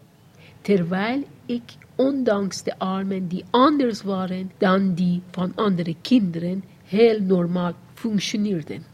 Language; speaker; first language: Dutch; non-native, fluent; Persian